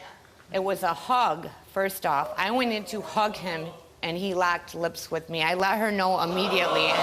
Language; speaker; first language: English; native; English